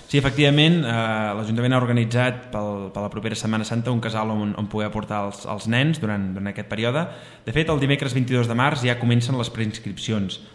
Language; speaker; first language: Catalan; native; Catalan